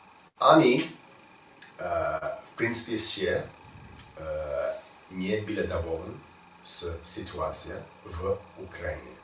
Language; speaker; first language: Russian; non-native, learner; English